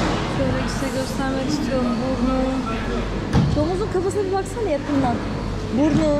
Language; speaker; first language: Turkish; native; Turkish